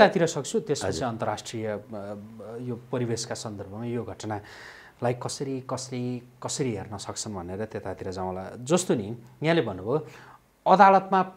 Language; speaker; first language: Nepali; native; Nepali